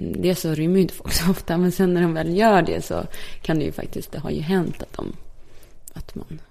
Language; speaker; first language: Swedish; early bilingual, other home language; Polish